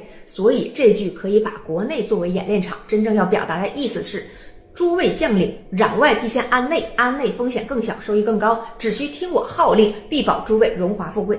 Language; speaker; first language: Chinese; native; Chinese